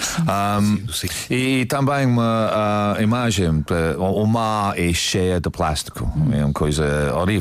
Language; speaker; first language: Portuguese; non-native, learner; English